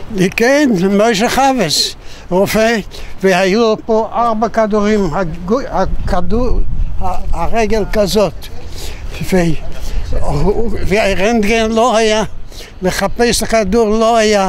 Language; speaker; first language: Hebrew; non-native, fluent; Yiddish